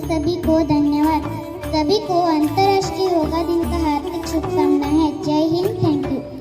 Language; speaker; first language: Hindi; non-native, local second language; Kannada